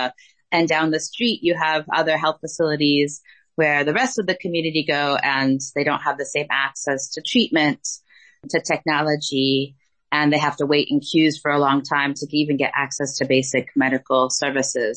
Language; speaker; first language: English; native; English